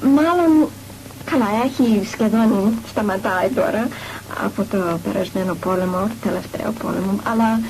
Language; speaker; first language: Greek; non-native, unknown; English